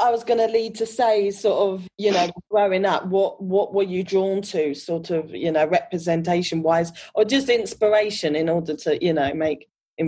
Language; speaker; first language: English; native; English